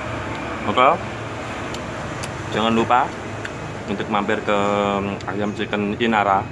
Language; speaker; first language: Indonesian; native; Indonesian